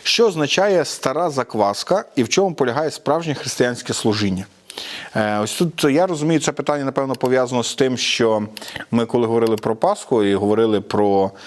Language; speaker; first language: Ukrainian; native; Ukrainian